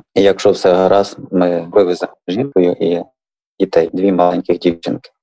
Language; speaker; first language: Ukrainian; native; Ukrainian